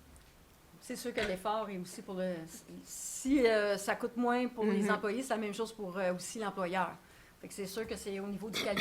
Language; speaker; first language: French; native; French